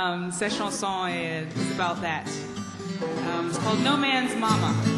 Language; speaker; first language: English; native; English